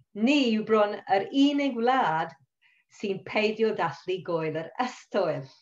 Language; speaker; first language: Welsh; non-native, local second language; English